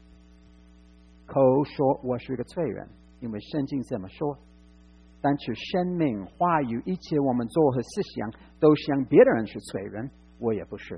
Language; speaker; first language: Chinese; non-native, fluent; English